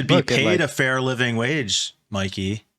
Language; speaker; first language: English; native; English